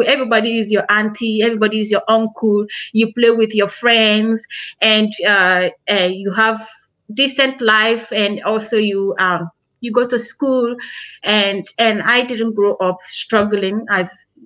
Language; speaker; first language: English; early bilingual, other home language; Krio